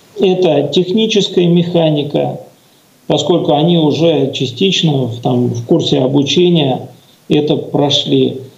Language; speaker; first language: Russian; native; Russian